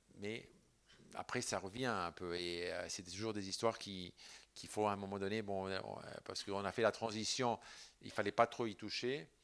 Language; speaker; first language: French; non-native, fluent; Spanish